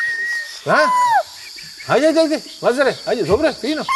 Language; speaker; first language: Serbian; native; Serbian